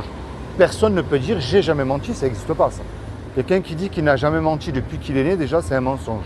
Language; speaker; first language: French; native; French